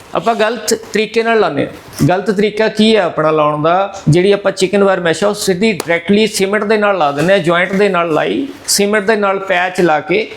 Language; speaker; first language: Hindi; non-native, local second language; Punjabi